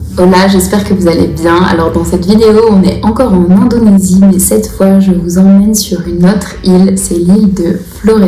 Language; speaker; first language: French; native; French